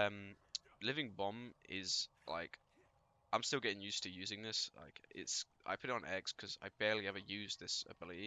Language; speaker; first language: English; native; English